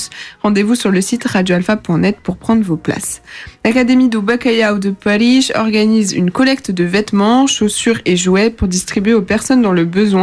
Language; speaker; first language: French; native; French